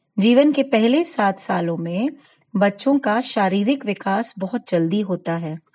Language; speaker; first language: Hindi; non-native, local second language; Gujarati